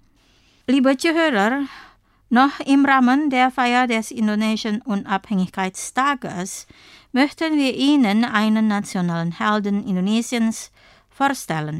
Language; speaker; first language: German; non-native, fluent; Indonesian